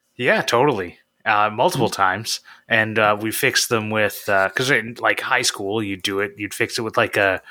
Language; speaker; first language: English; native; English